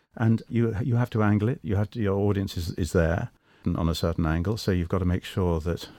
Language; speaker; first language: English; native; English